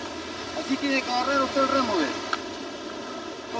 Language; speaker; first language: Spanish; native; Spanish